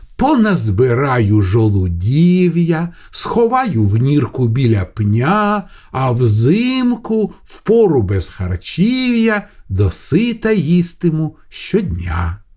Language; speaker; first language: Ukrainian; non-native, local second language; Russian